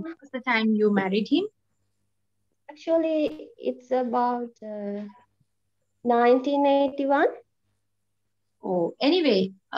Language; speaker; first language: English; non-native, learner; Sinhala